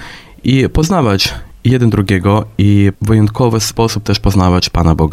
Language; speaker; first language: Polish; non-native, fluent; Ukrainian